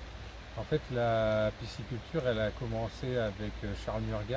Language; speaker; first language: French; native; French